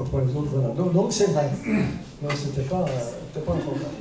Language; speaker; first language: French; native; French